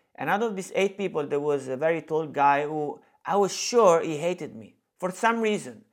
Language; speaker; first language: English; non-native, fluent; Italian